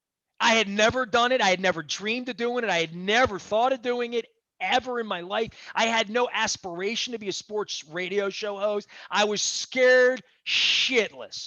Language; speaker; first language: English; native; English